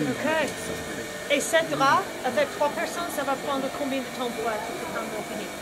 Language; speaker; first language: French; non-native, fluent; English